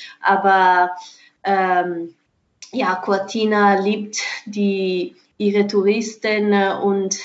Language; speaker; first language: German; non-native, fluent; Italian